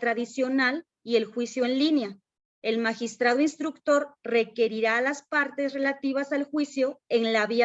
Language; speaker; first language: Spanish; native; Spanish